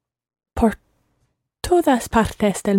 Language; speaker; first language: Spanish; non-native, learner; English